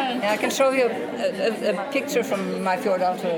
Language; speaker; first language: English; non-native, fluent; Norwegian